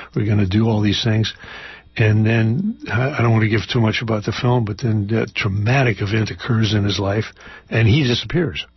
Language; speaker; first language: English; native; English